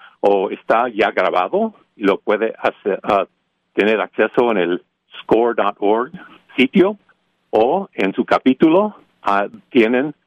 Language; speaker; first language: Spanish; early bilingual, heritage; Spanish